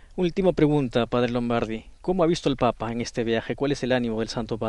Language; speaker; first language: Spanish; native; Spanish